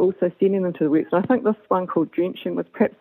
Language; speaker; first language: English; native; English